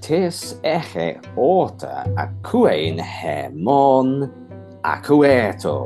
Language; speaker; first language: Greek; non-native, fluent; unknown